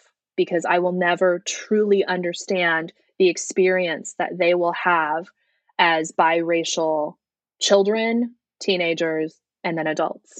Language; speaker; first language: English; early bilingual, other home language; Chinese